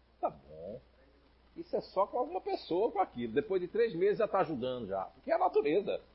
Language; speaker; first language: Portuguese; native; Portuguese